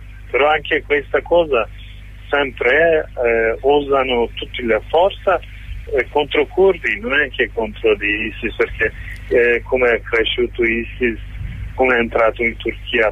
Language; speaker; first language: Italian; non-native, learner; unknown